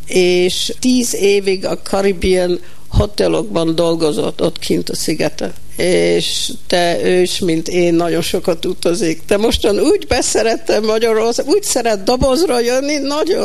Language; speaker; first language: Hungarian; early bilingual, heritage; Hungarian